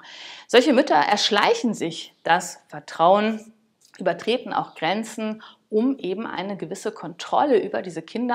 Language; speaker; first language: German; native; German